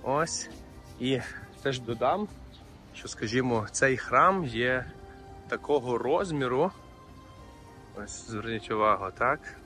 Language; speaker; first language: Ukrainian; native; Ukrainian